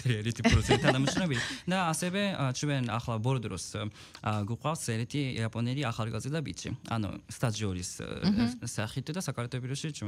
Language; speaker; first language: Georgian; non-native, fluent; Japanese